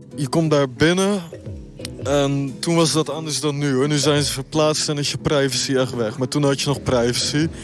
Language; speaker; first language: Dutch; native; Dutch